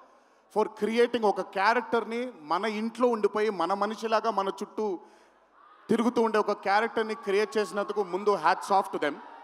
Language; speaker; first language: Telugu; native; Telugu